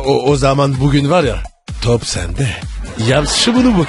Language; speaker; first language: Turkish; non-native, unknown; French